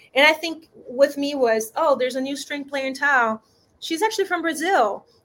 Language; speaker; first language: English; non-native, fluent; Portuguese